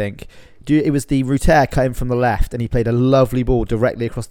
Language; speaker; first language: English; native; English